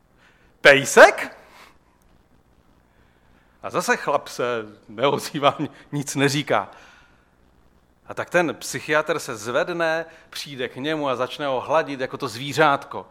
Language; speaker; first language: Czech; native; Czech